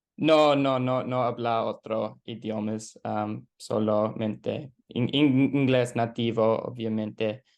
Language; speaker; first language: Spanish; non-native, learner; English